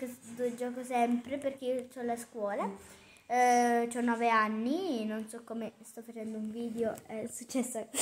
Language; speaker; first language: Italian; native; Italian